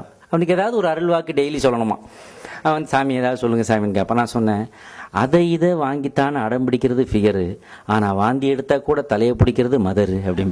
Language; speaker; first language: Tamil; native; Tamil